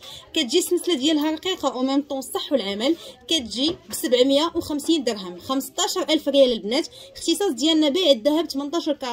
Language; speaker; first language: Arabic; native; Arabic